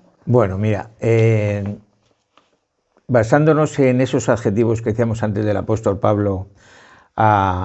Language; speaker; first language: Spanish; native; Spanish